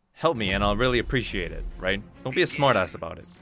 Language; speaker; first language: English; non-native, fluent; Korean